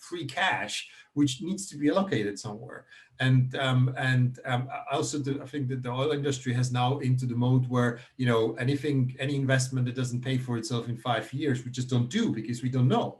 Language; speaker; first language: English; non-native, fluent; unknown